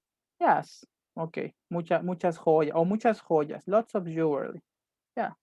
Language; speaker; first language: English; non-native, fluent; Spanish